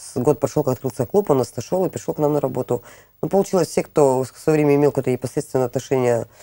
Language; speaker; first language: Russian; native; Russian